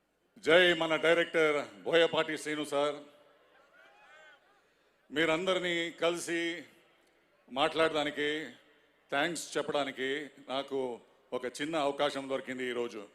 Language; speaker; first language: Telugu; non-native, learner; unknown